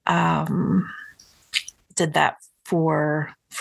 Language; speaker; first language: English; native; English